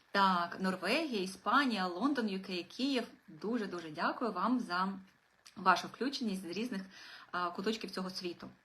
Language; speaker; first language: Ukrainian; non-native, local second language; Russian